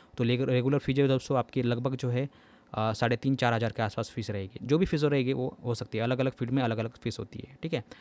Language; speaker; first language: Hindi; non-native, local second language; Marathi